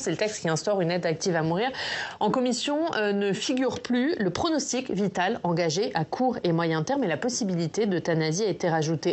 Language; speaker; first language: French; native; French